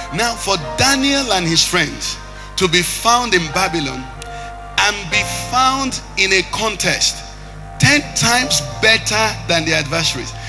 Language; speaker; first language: English; non-native, local second language; Igbo